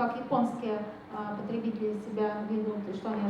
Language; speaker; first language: Russian; native; Russian